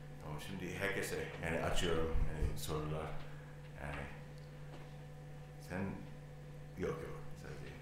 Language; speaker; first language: Turkish; non-native, learner; English